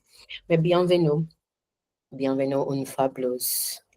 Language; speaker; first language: French; non-native, learner; Portuguese